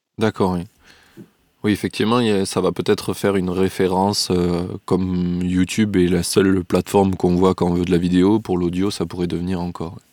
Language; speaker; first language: French; native; French